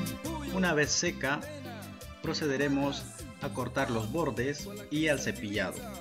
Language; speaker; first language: Spanish; native; Spanish